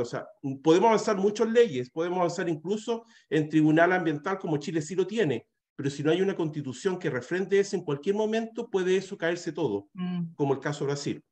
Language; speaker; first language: Spanish; native; Spanish